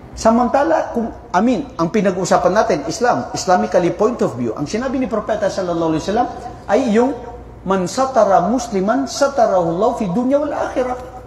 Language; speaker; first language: Filipino; non-native, local second language; Maranao